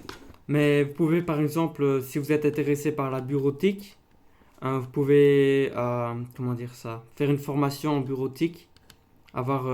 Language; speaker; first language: French; non-native, local second language; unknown